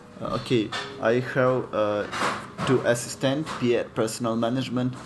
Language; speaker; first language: English; non-native, learner; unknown